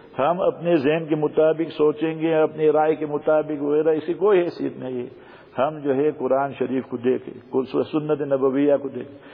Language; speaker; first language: Urdu; early bilingual, heritage; Urdu